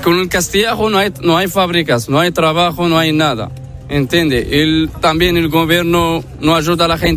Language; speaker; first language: Spanish; non-native, learner; Arabic